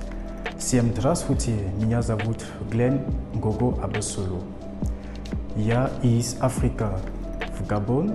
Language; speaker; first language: Russian; non-native, fluent; French